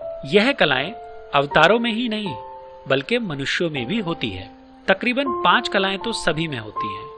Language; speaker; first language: Hindi; native; Hindi